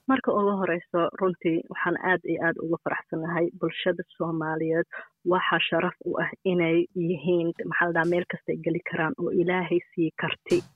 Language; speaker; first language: Somali; early bilingual, heritage; Somali